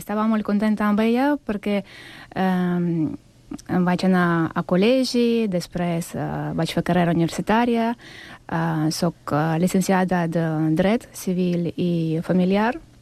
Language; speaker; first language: Catalan; non-native, learner; Russian